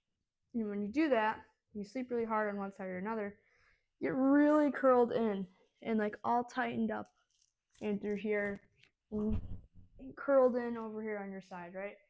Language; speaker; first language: English; native; English